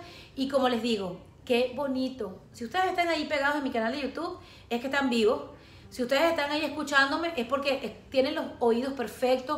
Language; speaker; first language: Spanish; native; Spanish